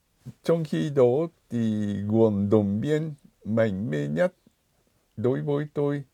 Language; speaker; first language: Vietnamese; non-native, fluent; Japanese